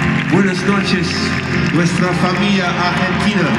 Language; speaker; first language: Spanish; non-native, learner; English